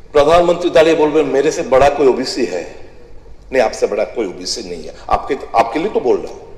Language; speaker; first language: Hindi; non-native, local second language; Bangla